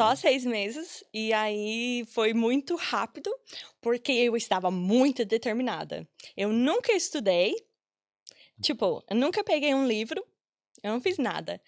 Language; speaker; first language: Portuguese; non-native, fluent; English